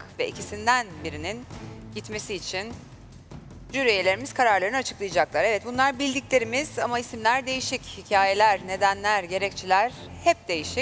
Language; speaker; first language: Turkish; native; Turkish